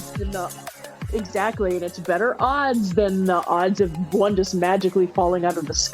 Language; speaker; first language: English; native; English